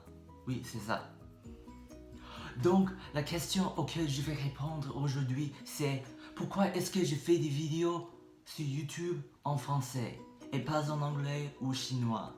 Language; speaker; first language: French; non-native, learner; English